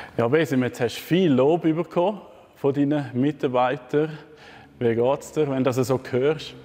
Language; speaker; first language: German; native; German